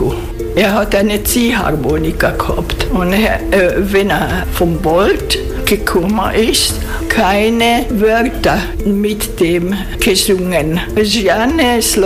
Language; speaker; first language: Slovak; non-native, local second language; German